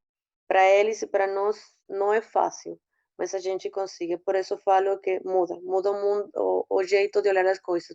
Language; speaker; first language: Portuguese; non-native, fluent; Spanish